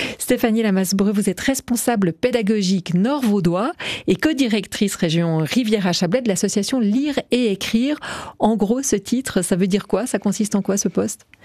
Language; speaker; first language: French; native; French